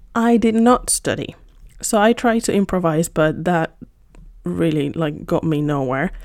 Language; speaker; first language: English; non-native, fluent; Spanish